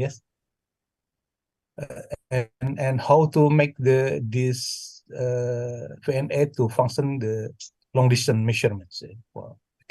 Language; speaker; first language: English; non-native, learner; Indonesian